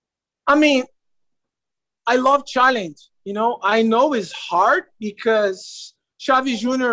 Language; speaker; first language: English; non-native, learner; Portuguese